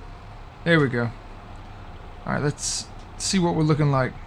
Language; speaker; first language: English; native; English